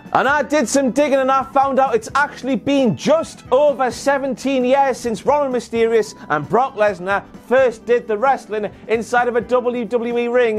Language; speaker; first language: English; native; English